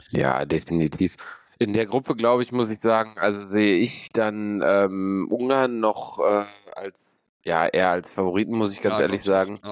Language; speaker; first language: German; native; German